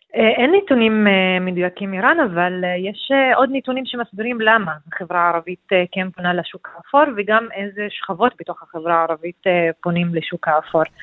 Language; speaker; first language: Hebrew; non-native, local second language; Arabic